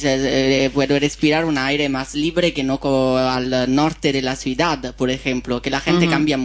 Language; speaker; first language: Spanish; non-native, fluent; Italian